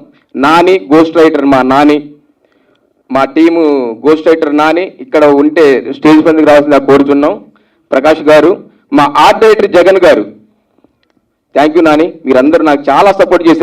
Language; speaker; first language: Telugu; native; Telugu